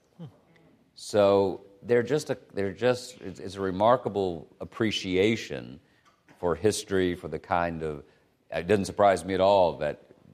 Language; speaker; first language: English; native; English